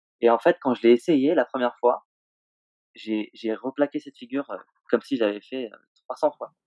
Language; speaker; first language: French; native; French